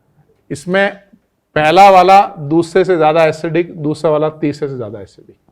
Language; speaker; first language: Hindi; native; Hindi